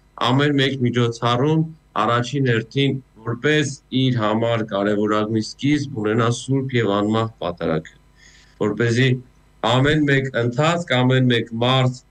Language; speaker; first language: Armenian; native; Armenian